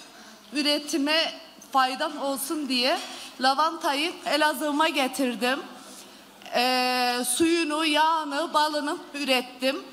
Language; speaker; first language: Turkish; early bilingual, heritage; Turkish